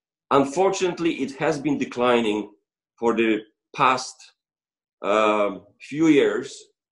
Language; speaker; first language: English; non-native, fluent; Polish